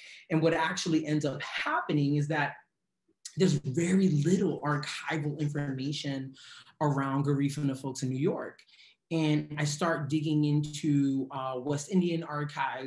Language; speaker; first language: English; native; English